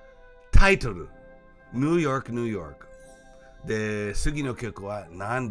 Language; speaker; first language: Japanese; non-native, fluent; English